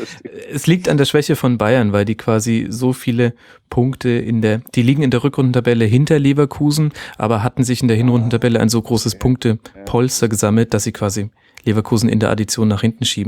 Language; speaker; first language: German; native; German